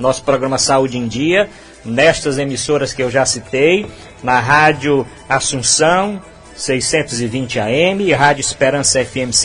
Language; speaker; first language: Portuguese; native; Portuguese